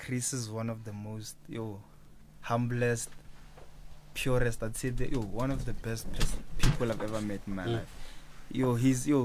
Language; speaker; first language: English; non-native, local second language; Northern Sotho